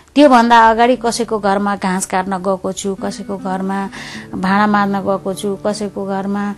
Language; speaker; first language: Nepali; non-native, local second language; Dangaura Tharu